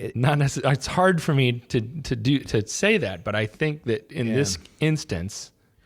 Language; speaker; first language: English; native; English